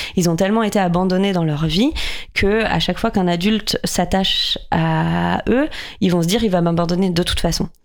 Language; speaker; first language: French; native; French